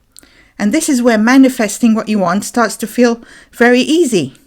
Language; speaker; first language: English; native; English